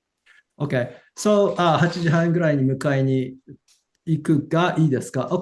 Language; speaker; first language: Japanese; non-native, fluent; English